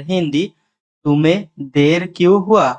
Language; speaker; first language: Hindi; non-native, learner; Bangla